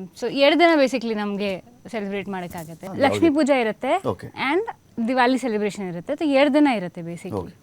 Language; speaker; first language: Kannada; non-native, fluent; Hindi